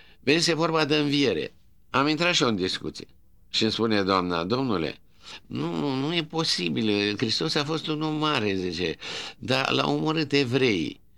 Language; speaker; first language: Romanian; native; Romanian